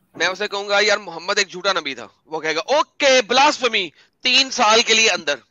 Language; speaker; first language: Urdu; native; Urdu